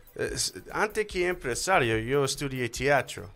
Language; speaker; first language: Spanish; non-native, learner; English